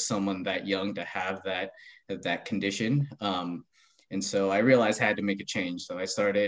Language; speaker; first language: English; native; English